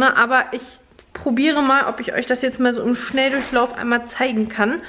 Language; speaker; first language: German; native; German